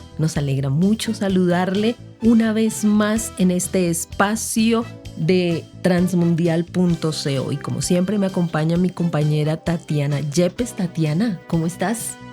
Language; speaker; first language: Spanish; native; Spanish